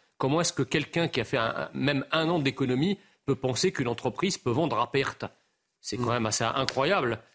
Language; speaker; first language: French; early bilingual, other home language; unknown